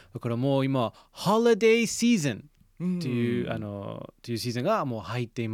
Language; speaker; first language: Japanese; non-native, fluent; English